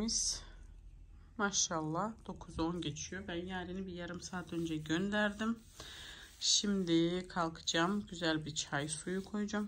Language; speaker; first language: Turkish; early bilingual, heritage; Turkish